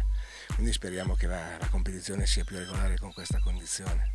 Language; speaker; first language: Italian; native; Italian